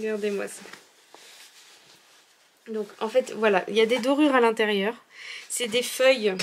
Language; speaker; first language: French; native; French